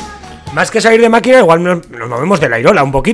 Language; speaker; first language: Spanish; native; Spanish